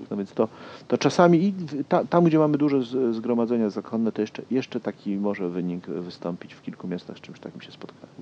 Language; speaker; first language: Polish; native; Polish